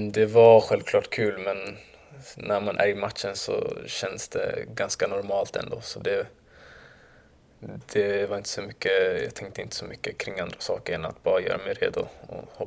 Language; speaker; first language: Swedish; early bilingual, other home language; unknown